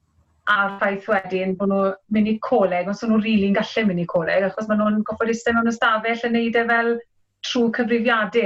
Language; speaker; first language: Welsh; native; Welsh